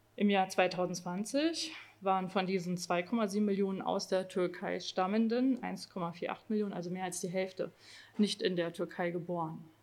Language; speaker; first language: German; native; German